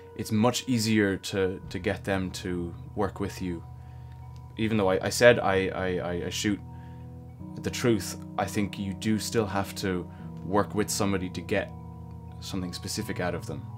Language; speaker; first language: English; native; English